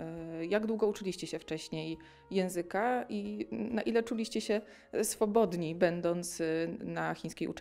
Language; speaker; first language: Polish; native; Polish